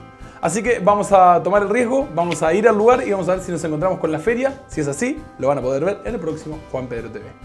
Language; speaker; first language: Spanish; native; Spanish